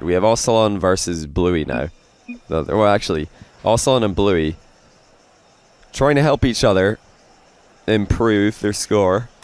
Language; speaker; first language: English; native; English